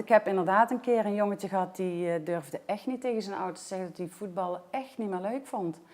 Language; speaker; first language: Dutch; native; Dutch